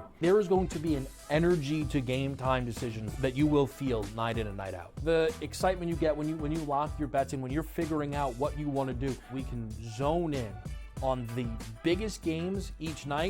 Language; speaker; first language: English; native; English